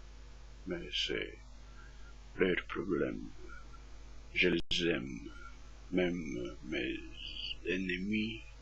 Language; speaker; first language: French; non-native, fluent; Croatian